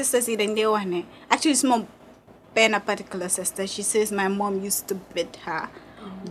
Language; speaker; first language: English; non-native, local second language; Wolof